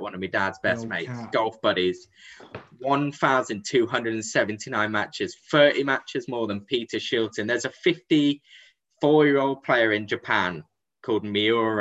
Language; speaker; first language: English; native; English